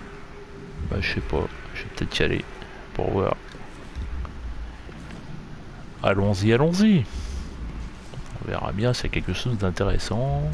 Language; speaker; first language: French; native; French